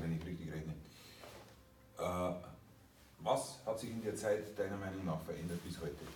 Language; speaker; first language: German; native; German